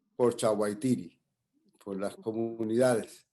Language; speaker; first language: Spanish; non-native, fluent; English